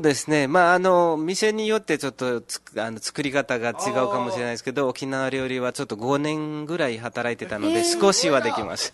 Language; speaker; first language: Japanese; non-native, fluent; Nepali